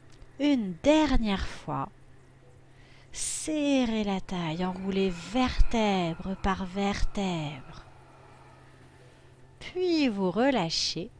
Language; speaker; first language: French; native; French